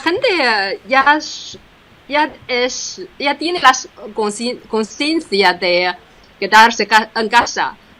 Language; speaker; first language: Spanish; non-native, fluent; Chinese